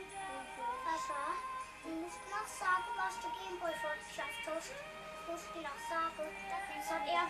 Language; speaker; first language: German; native; German